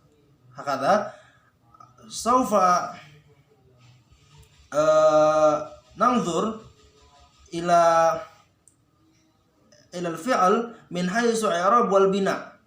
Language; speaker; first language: Arabic; non-native, learner; Indonesian